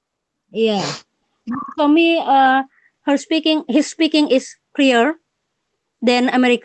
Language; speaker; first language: English; non-native, learner; Banjar